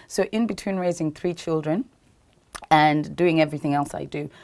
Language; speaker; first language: English; non-native, local second language; Ganda